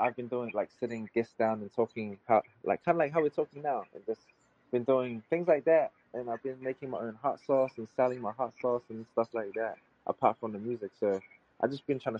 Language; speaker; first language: English; native; English